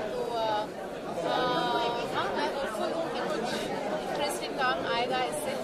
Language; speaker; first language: Hindi; non-native, local second language; French